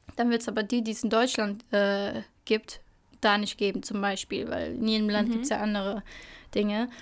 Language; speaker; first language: German; early bilingual, other home language; Albanian